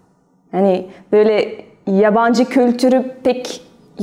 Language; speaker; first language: Turkish; non-native, learner; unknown